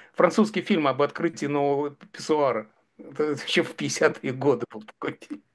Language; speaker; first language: Russian; native; Russian